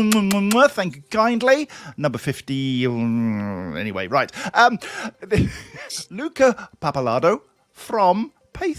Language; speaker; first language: English; native; English